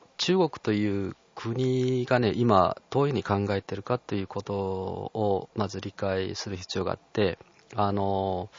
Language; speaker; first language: Japanese; non-native, fluent; Chinese